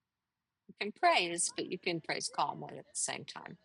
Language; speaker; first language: English; native; English